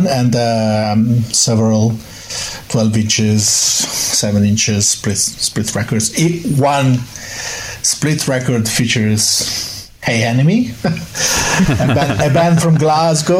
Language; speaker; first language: English; non-native, fluent; Italian